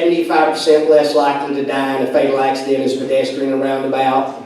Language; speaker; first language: English; native; English